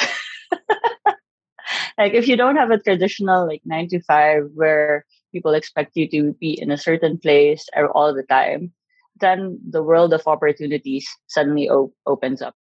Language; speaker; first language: English; non-native, local second language; Filipino